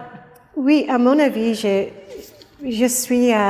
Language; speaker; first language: French; non-native, fluent; English